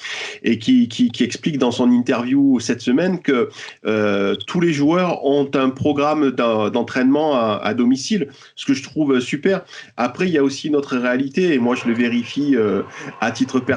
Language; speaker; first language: French; native; French